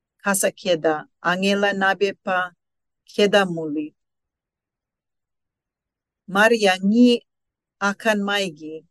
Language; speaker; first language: English; non-native, local second language; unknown